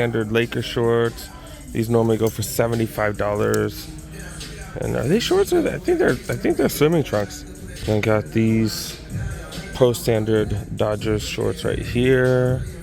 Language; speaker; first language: English; native; English